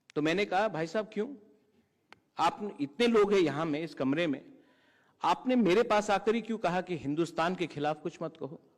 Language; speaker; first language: Hindi; non-native, local second language; Kok Borok